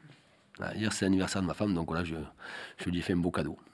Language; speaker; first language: French; native; French